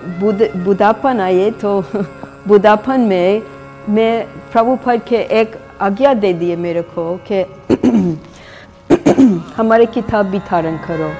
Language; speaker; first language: Hindi; non-native, fluent; English